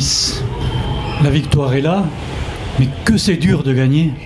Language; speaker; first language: French; native; French